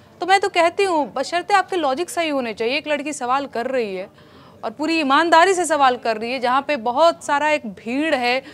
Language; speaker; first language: Hindi; non-native, local second language; Bhojpuri